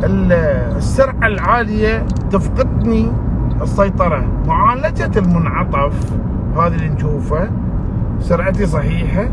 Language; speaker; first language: Arabic; native; Arabic